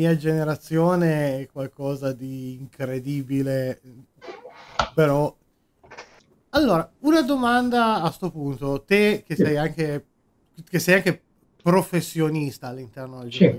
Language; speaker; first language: Italian; native; Italian